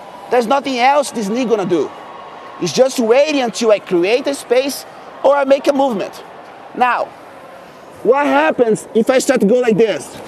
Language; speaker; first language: English; non-native, fluent; Portuguese